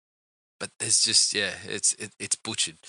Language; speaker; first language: English; native; English